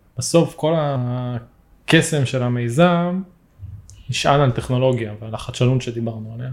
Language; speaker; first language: Hebrew; native; Hebrew